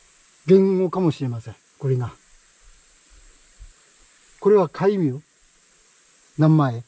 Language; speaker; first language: Japanese; native; Japanese